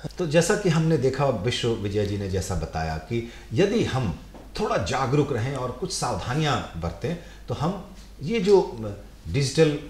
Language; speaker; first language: Hindi; native; Hindi